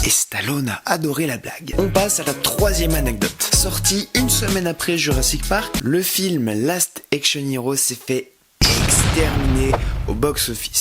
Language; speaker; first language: French; native; French